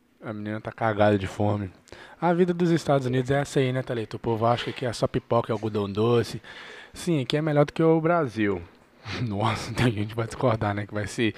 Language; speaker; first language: Portuguese; early bilingual, heritage; Portuguese